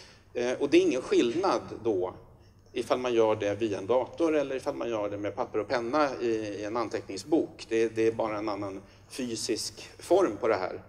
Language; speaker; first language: Swedish; native; Swedish